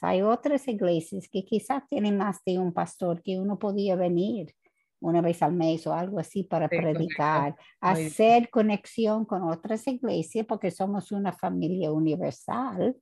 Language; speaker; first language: Spanish; non-native, fluent; English